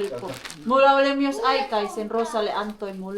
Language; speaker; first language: Finnish; non-native, learner; Filipino